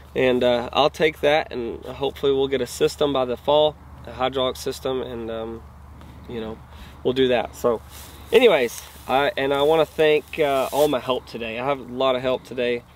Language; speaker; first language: English; native; English